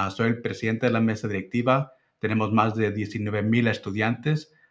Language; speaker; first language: Spanish; early bilingual, heritage; Spanish